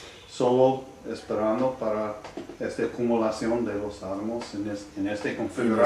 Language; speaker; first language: Spanish; non-native, learner; English